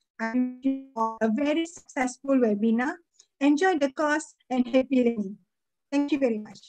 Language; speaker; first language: English; non-native, fluent; Malay